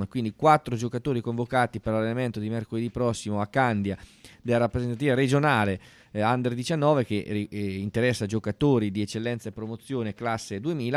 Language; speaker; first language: Italian; native; Italian